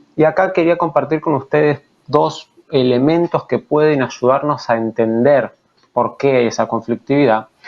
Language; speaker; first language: Spanish; native; Spanish